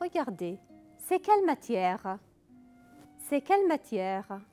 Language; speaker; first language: French; non-native, local second language; Arabic